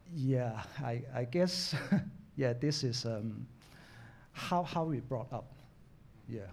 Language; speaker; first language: English; non-native, local second language; Cantonese